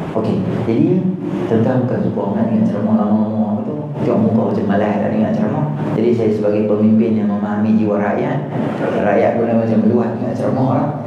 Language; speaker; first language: Malay; native; Malay